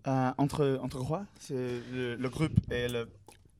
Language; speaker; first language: French; non-native, learner; English